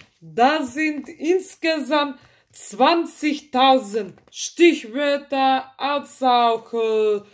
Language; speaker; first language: German; early bilingual, other home language; Macedonian